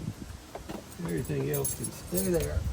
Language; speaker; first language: English; native; English